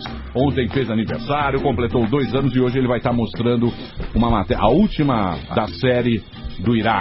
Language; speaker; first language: Portuguese; native; Portuguese